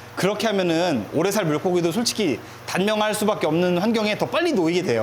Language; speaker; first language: Korean; native; Korean